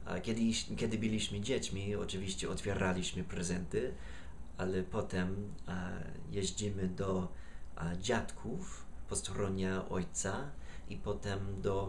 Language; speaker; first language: Polish; non-native, fluent; English